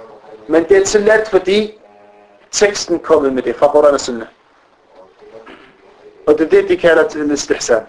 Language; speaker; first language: Danish; non-native, fluent; Arabic